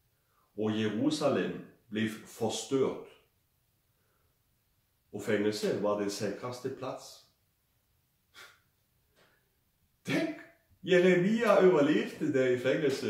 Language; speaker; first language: Swedish; non-native, fluent; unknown